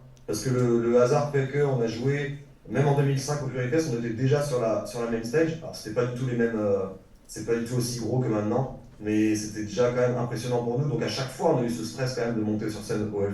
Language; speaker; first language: French; native; French